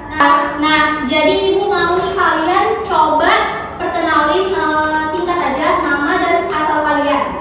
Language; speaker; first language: Indonesian; native; Indonesian